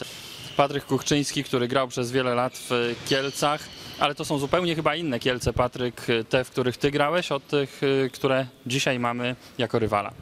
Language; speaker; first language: Polish; native; Polish